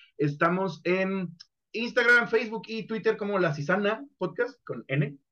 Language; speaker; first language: Spanish; native; Spanish